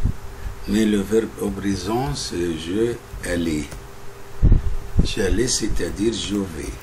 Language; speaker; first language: French; non-native, fluent; Arabic